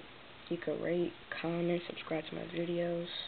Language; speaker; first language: English; native; English